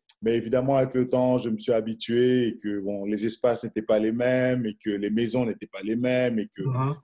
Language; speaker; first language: French; non-native, local second language; Lingala